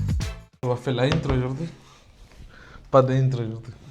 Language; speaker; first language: French; non-native, fluent; Spanish